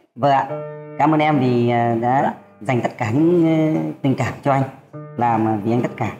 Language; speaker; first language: Vietnamese; native; Vietnamese